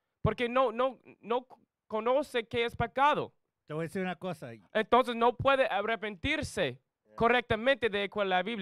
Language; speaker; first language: Spanish; non-native, learner; English